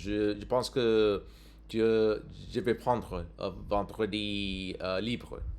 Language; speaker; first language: French; non-native, learner; English